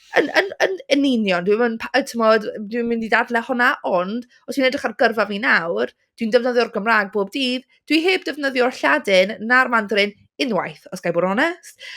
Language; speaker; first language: Welsh; non-native, local second language; English